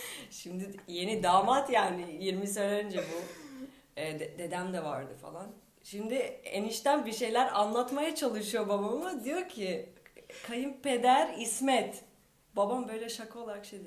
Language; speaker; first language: Turkish; non-native, fluent; Albanian